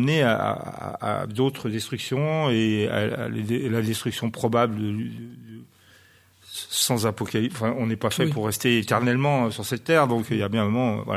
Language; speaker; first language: French; native; French